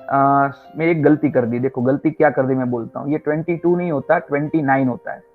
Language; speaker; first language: Hindi; non-native, local second language; Gujarati